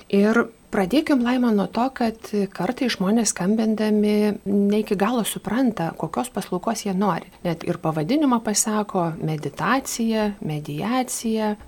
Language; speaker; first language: Lithuanian; native; Lithuanian